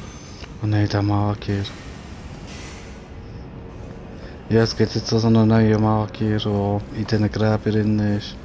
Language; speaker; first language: German; native; German